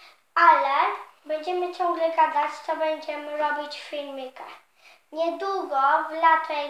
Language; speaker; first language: Polish; early bilingual, heritage; Polish